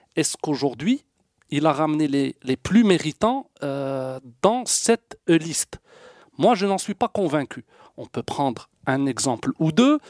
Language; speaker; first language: French; non-native, local second language; Arabic